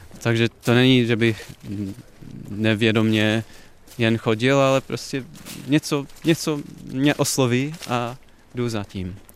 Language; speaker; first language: Czech; non-native, fluent; English